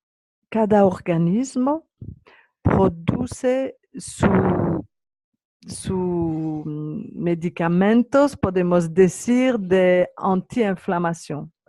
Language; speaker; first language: Spanish; non-native, learner; French